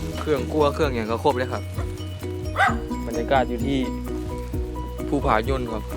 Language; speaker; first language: Thai; non-native, local second language; Northeastern Thai